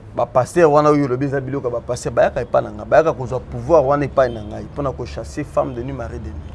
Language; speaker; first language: Lingala; non-native, local second language; Luba-Lulua